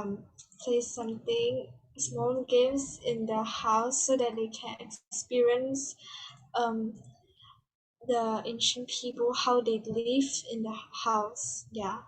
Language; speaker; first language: English; non-native, learner; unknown